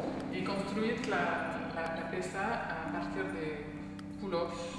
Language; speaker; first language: Catalan; non-native, learner; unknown